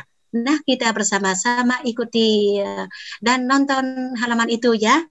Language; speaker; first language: Indonesian; non-native, fluent; Vietnamese